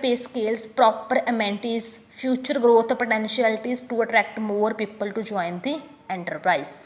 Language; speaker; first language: English; non-native, local second language; Punjabi